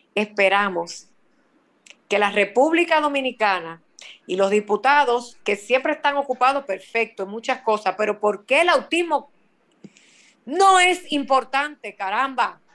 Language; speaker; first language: Spanish; native; Spanish